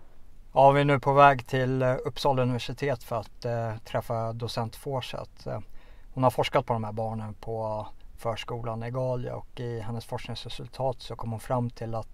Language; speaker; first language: Swedish; native; Swedish